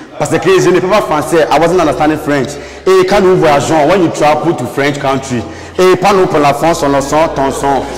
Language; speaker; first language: French; non-native, learner; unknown